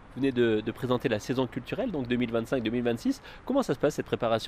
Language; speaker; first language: French; native; French